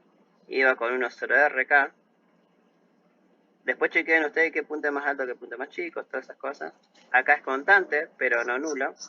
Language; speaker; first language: Spanish; native; Spanish